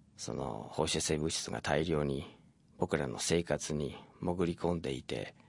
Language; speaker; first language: Japanese; non-native, fluent; English